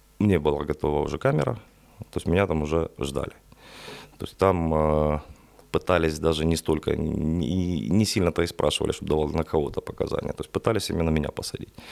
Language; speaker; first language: Russian; native; Russian